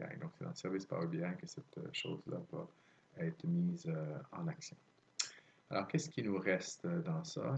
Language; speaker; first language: French; native; French